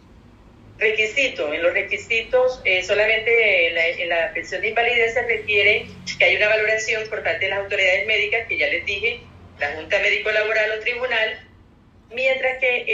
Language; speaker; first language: Spanish; native; Spanish